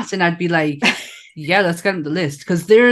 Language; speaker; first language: English; native; English